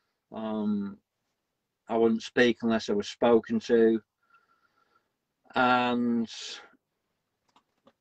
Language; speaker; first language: English; native; English